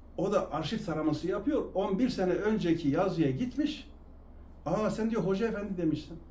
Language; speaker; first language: Turkish; non-native, local second language; Kurdish